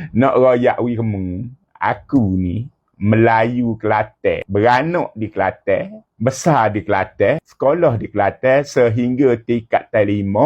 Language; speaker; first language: Malay; native; Malay